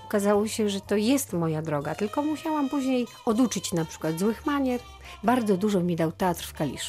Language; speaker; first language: Polish; native; Polish